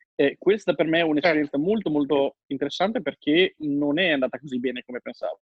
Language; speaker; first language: Italian; native; Italian